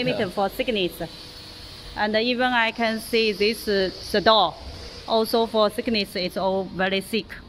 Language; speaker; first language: English; non-native, learner; Chinese